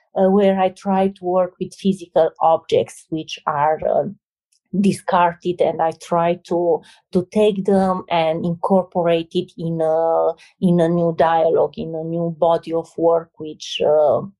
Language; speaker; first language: English; non-native, fluent; Romanian